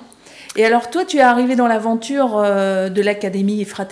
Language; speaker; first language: French; native; French